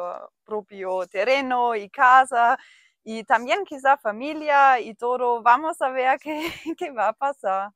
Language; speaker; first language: Spanish; non-native, fluent; German